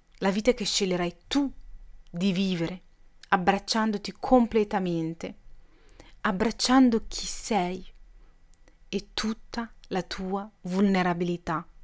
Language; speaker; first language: Italian; native; Italian